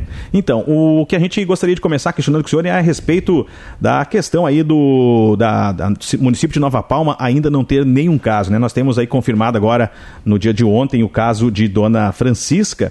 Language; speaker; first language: Portuguese; native; Portuguese